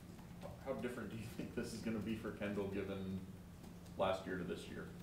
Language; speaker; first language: English; native; English